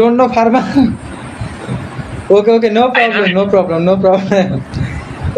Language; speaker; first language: English; non-native, learner; Bangla